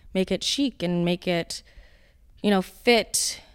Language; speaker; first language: English; native; English